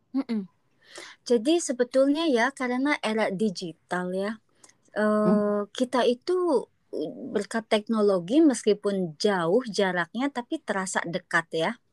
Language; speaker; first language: Indonesian; native; Indonesian